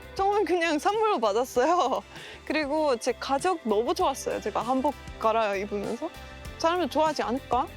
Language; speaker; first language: Korean; non-native, learner; Estonian